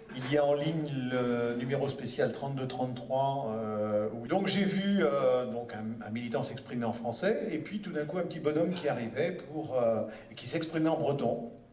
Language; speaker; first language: French; native; French